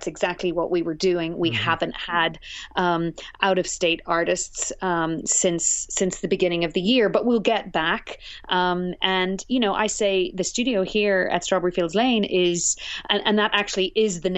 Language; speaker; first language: English; native; English